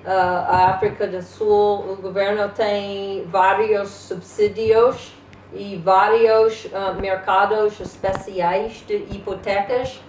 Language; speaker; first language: Portuguese; non-native, learner; English